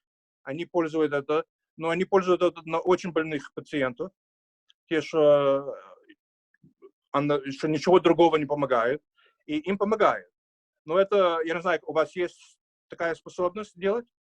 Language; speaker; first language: Russian; early bilingual, heritage; Russian